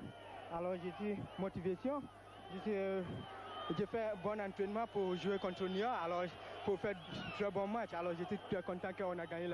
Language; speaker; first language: French; non-native, learner; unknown